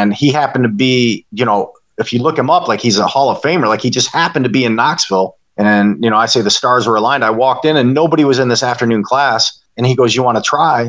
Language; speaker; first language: English; native; English